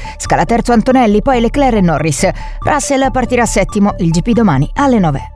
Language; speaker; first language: Italian; native; Italian